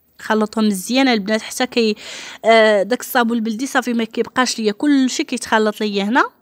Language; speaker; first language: Arabic; native; Arabic